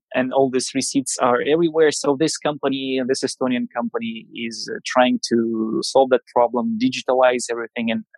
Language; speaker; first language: English; non-native, fluent; Russian